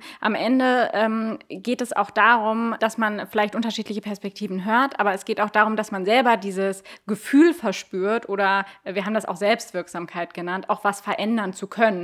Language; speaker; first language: German; native; German